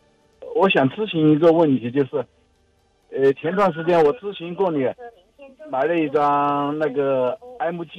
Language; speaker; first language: Chinese; native; Chinese